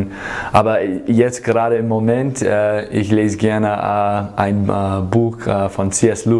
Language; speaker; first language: German; non-native, fluent; English